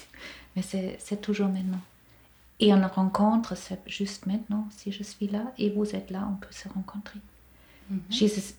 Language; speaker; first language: French; non-native, fluent; German